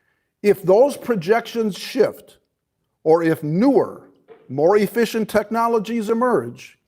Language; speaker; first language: English; native; English